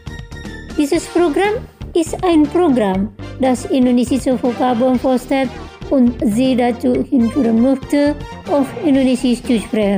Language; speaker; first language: German; non-native, fluent; Indonesian